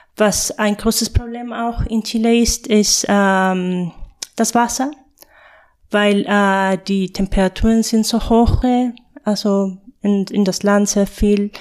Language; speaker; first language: German; non-native, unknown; Spanish